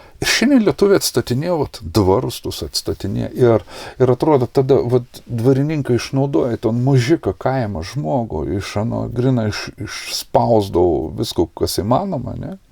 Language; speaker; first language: Lithuanian; native; Lithuanian